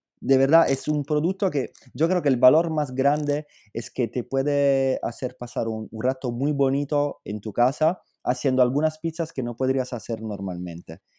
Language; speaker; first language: Spanish; non-native, fluent; Italian